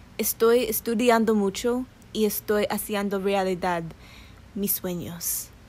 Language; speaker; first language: Spanish; early bilingual, heritage; English